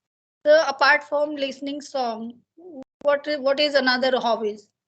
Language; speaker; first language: English; non-native, learner; Hindi